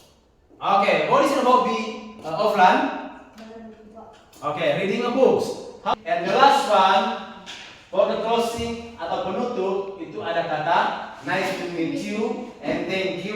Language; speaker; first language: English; non-native, learner; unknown